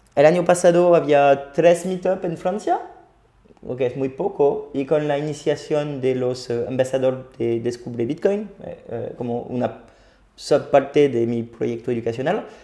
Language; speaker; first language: Spanish; non-native, fluent; French